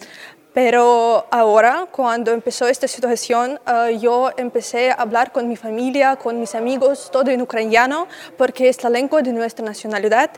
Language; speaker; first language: Spanish; non-native, learner; Russian